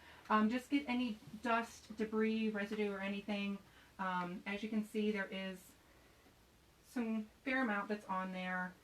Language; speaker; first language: English; native; English